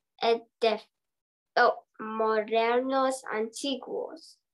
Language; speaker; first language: Spanish; non-native, learner; English